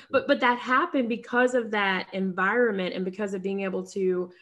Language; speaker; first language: English; native; English